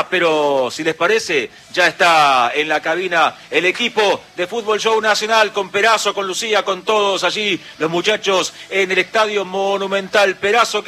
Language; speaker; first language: Spanish; native; Spanish